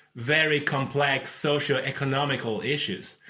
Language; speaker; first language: English; non-native, fluent; Polish